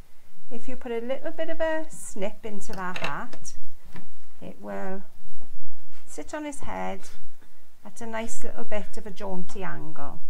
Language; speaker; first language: English; native; English